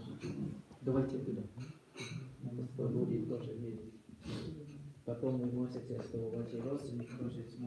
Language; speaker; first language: Russian; non-native, learner; Sinhala